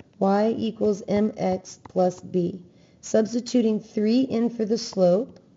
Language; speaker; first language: English; native; English